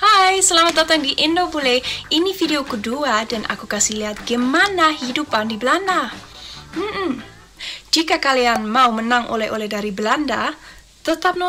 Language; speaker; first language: Indonesian; non-native, learner; Dutch